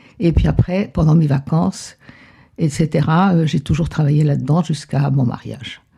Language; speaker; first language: French; non-native, fluent; Spanish